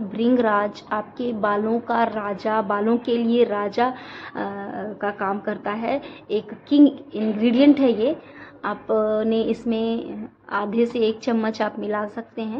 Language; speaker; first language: Hindi; native; Hindi